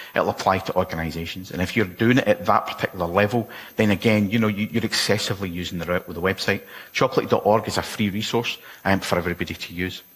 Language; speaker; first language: English; native; English